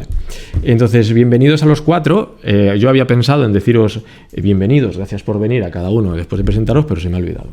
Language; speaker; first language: Spanish; native; Spanish